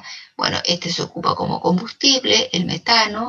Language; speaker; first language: Spanish; native; Spanish